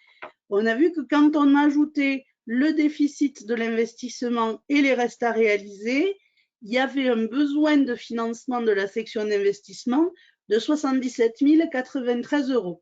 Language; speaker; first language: French; native; French